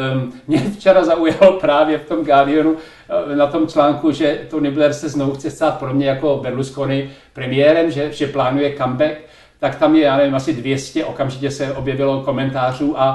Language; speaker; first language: Czech; native; Czech